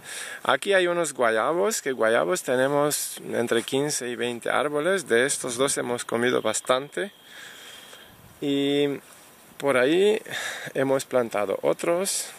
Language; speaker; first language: Spanish; non-native, fluent; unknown